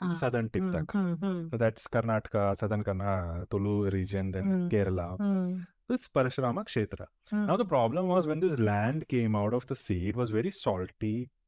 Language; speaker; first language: English; non-native, local second language; Tulu